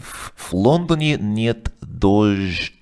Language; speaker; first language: Russian; non-native, learner; English